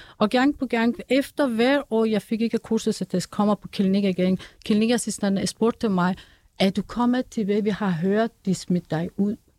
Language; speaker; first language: Danish; non-native, fluent; Persian